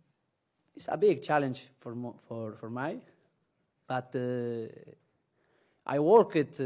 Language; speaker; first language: English; non-native, learner; Spanish